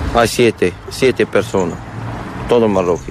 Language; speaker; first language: Spanish; non-native, learner; Arabic